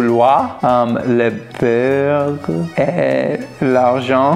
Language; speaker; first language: French; non-native, learner; English